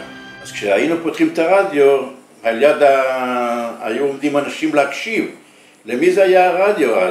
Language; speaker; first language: Hebrew; early bilingual, other home language; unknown